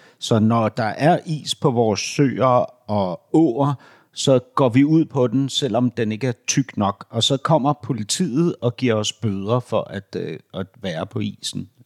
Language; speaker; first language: Danish; native; Danish